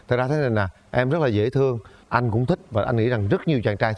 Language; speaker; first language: Vietnamese; native; Vietnamese